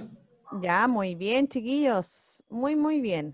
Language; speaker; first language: Spanish; native; Spanish